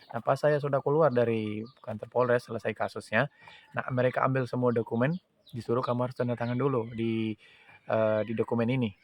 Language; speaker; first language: Indonesian; non-native, fluent; Urdu